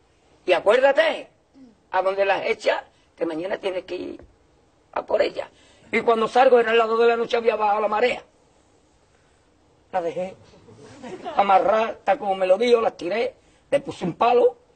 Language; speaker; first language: Spanish; native; Spanish